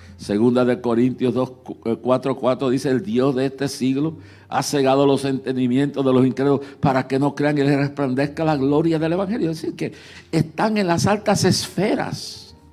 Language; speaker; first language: Spanish; early bilingual, heritage; Spanish